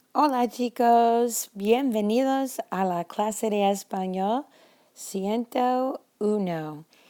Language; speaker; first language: Spanish; non-native, fluent; English